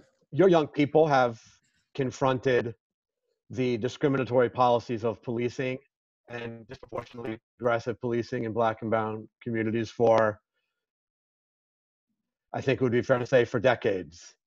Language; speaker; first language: English; native; English